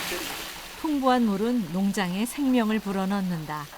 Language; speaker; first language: Korean; native; Korean